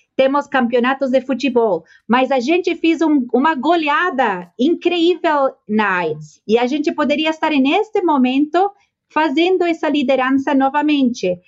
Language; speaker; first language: Portuguese; non-native, fluent; Spanish